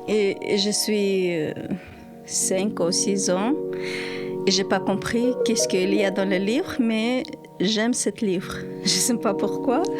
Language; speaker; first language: French; non-native, learner; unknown